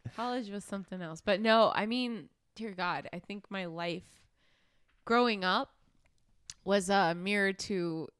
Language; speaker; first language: English; native; English